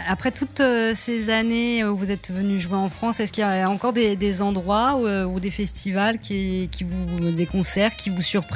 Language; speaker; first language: French; native; French